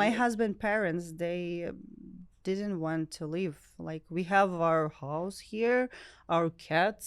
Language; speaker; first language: English; non-native, learner; Ukrainian